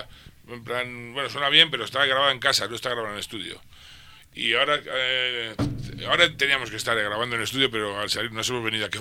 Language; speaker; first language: Spanish; native; Spanish